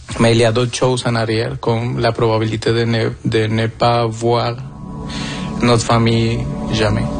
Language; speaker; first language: French; non-native, fluent; Spanish